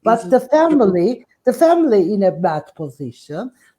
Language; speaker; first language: English; non-native, fluent; Turkish